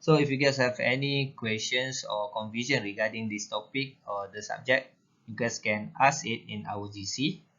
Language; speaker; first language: English; non-native, local second language; Malay